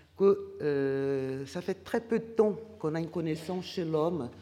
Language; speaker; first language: French; non-native, fluent; Portuguese